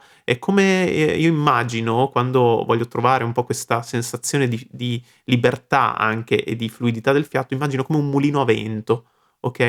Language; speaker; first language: Italian; native; Italian